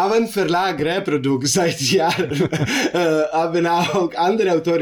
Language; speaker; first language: German; non-native, learner; Italian